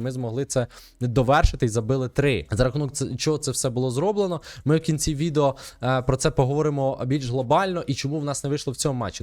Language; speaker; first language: Ukrainian; native; Ukrainian